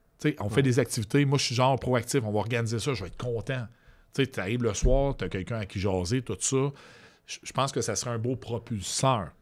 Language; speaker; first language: French; native; French